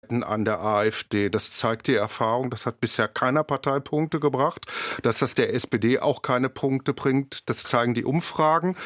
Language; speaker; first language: German; native; German